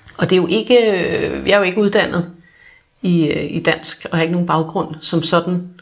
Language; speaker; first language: Danish; native; Danish